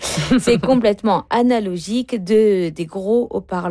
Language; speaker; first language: French; native; French